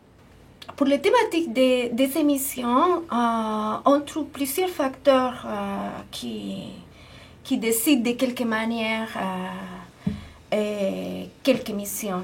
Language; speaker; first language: French; non-native, fluent; Spanish